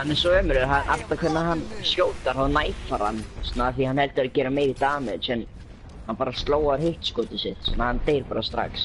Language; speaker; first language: Icelandic; early bilingual, other home language; Norwegian